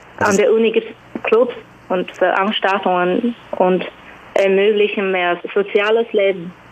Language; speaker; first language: German; non-native, fluent; Chinese